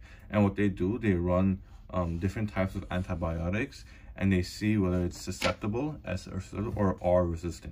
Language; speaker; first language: English; native; English